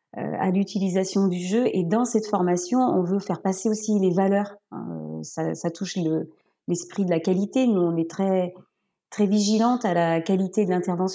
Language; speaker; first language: French; native; French